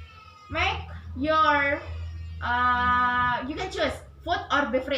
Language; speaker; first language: English; non-native, learner; Indonesian